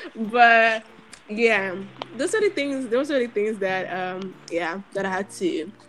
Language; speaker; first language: English; non-native, local second language; Yoruba